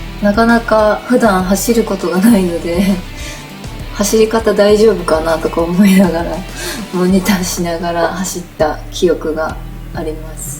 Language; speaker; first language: Japanese; native; Japanese